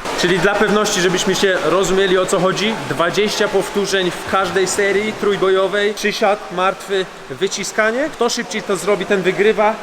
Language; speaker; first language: Polish; early bilingual, heritage; Polish